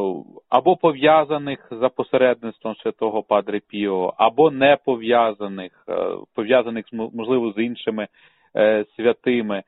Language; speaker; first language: Ukrainian; native; Ukrainian